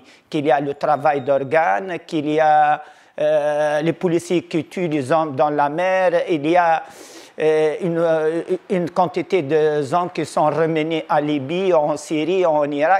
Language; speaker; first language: French; non-native, local second language; Arabic